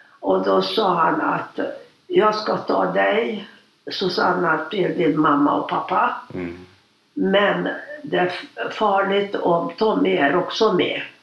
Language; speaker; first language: Swedish; non-native, fluent; Hungarian